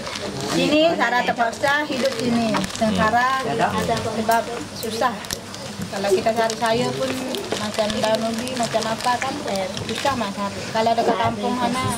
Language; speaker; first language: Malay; non-native, local second language; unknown